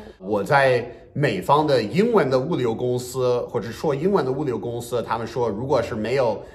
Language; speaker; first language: Chinese; non-native, fluent; English